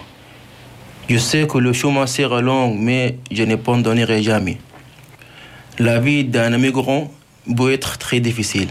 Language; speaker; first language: French; non-native, learner; Arabic